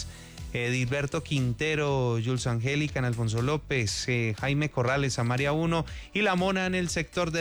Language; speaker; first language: Spanish; native; Spanish